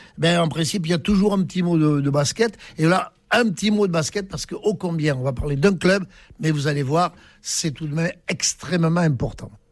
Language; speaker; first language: French; native; French